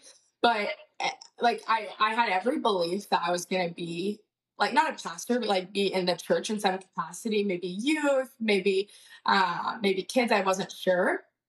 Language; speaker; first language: English; native; English